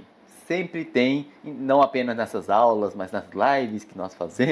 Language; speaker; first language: Portuguese; native; Portuguese